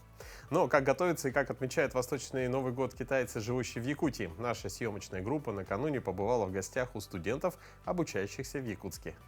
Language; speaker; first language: Russian; native; Russian